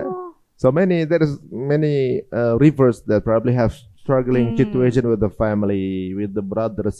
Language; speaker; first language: English; non-native, fluent; Indonesian